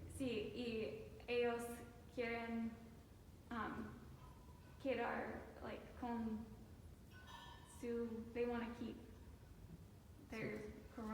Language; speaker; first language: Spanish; non-native, learner; English